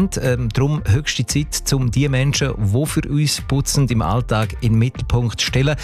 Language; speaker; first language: German; native; German